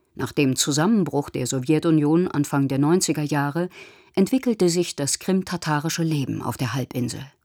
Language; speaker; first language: German; native; German